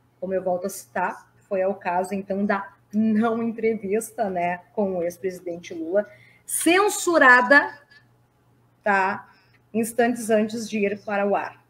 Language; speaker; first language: Portuguese; native; Portuguese